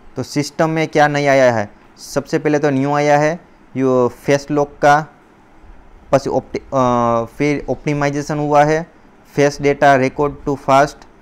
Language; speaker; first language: Hindi; non-native, local second language; Gujarati